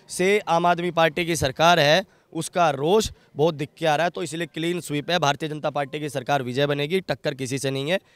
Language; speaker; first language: Hindi; native; Hindi